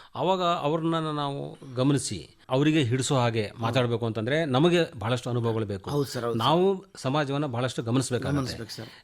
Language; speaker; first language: Kannada; native; Kannada